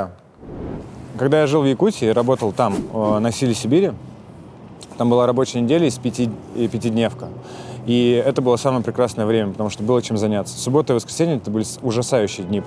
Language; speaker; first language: Russian; native; Russian